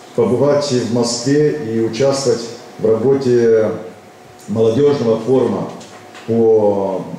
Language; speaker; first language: Russian; non-native, local second language; Romanian